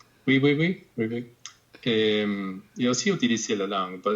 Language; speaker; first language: French; non-native, fluent; Spanish